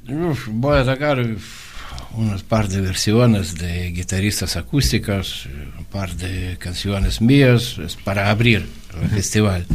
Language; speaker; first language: Spanish; non-native, learner; Russian